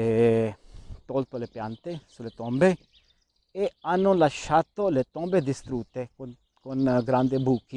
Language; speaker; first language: Italian; non-native, learner; Urdu